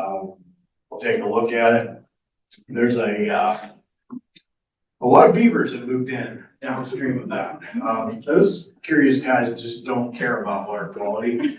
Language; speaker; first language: English; native; English